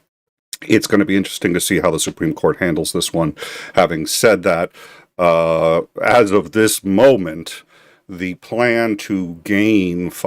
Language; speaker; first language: English; native; English